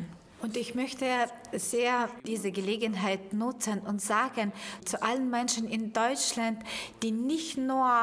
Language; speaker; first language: German; non-native, fluent; Ukrainian